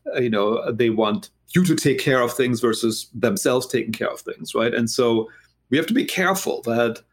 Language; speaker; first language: English; non-native, fluent; German